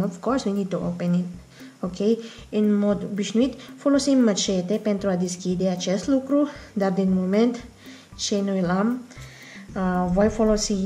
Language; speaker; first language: Romanian; non-native, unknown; Filipino